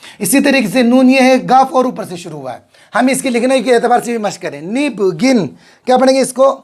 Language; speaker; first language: Hindi; native; Hindi